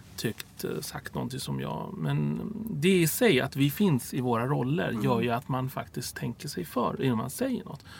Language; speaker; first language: Swedish; early bilingual, other home language; Arabic